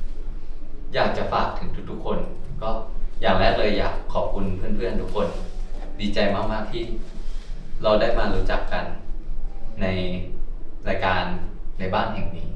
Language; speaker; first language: Thai; native; Thai